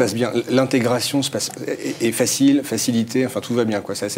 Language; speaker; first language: French; native; French